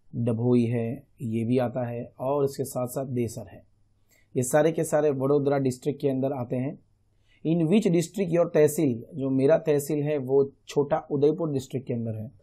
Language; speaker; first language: Hindi; non-native, local second language; Gujarati